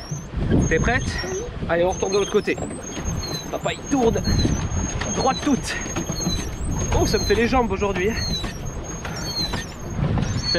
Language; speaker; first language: French; native; French